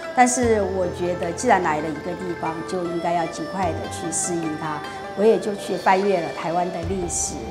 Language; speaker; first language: Chinese; native; Chinese